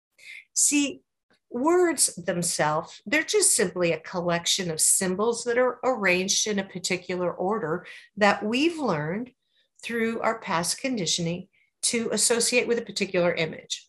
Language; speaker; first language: English; native; English